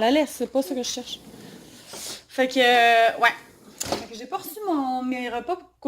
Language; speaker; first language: French; native; French